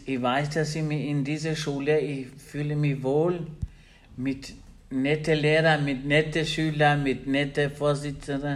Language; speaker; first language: German; non-native, learner; Albanian